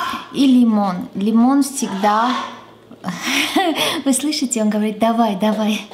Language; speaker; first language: Russian; non-native, local second language; Armenian